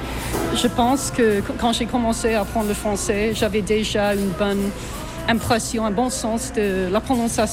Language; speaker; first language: French; non-native, fluent; English